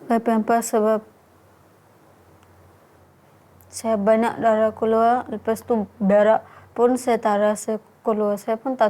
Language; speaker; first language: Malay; non-native, learner; Bangla